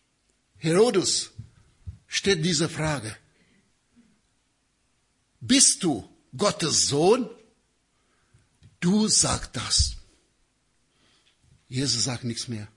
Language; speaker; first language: German; non-native, learner; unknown